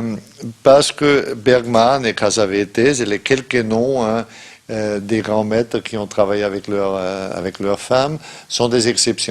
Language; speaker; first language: French; non-native, fluent; German